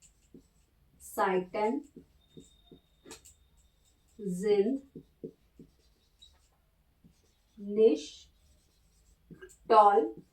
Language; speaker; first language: German; non-native, learner; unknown